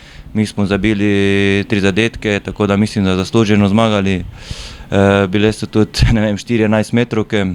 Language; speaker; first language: Slovenian; native; Slovenian